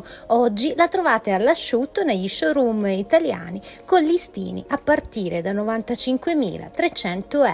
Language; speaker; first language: Italian; native; Italian